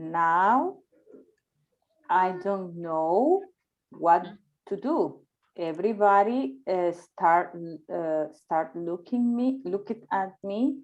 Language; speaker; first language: English; non-native, learner; Spanish